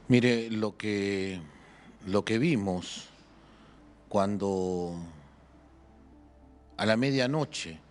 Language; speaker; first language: Spanish; native; Spanish